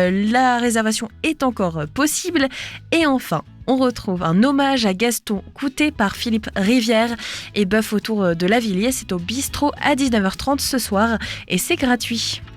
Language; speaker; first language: French; native; French